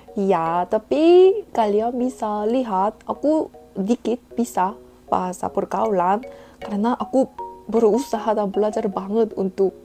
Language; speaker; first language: Indonesian; non-native, fluent; Korean